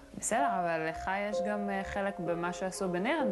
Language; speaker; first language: Hebrew; native; Hebrew